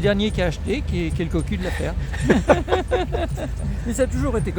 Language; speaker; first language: French; native; French